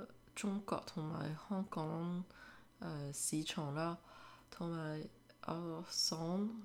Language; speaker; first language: Cantonese; early bilingual, heritage; French